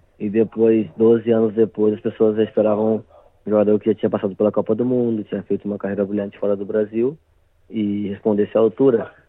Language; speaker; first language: Portuguese; native; Portuguese